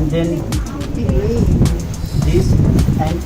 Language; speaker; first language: English; non-native, learner; Nepali